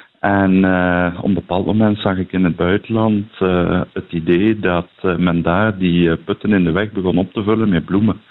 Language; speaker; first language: Dutch; native; Dutch